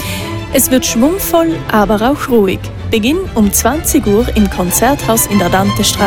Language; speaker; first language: German; native; German